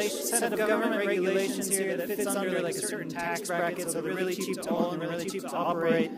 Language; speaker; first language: English; native; English